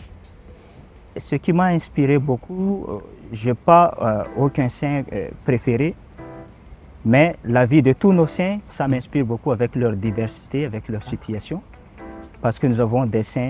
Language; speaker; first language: French; non-native, local second language; Malagasy